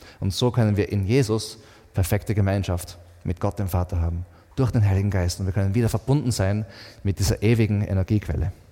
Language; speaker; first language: German; native; German